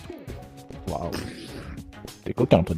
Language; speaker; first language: French; native; French